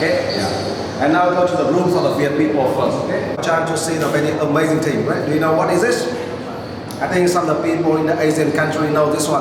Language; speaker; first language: English; non-native, fluent; Vietnamese